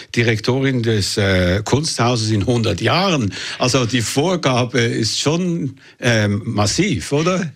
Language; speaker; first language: German; native; German